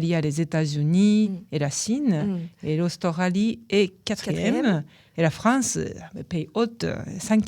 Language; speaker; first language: French; non-native, learner; Japanese